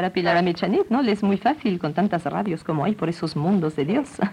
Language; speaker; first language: Spanish; non-native, local second language; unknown